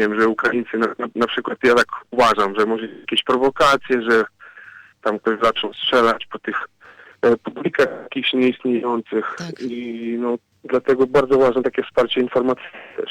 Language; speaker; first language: Polish; non-native, fluent; Ukrainian